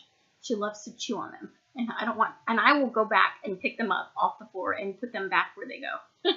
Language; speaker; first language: English; native; English